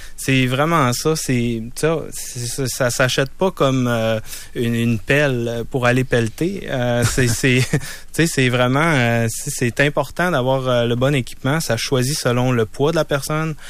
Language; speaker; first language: French; native; French